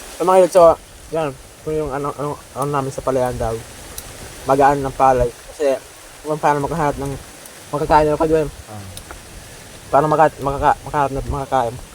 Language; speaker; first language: Filipino; non-native, local second language; Bikol